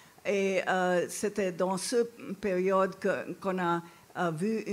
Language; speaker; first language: French; non-native, fluent; English